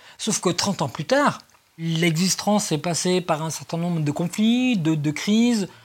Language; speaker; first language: French; native; French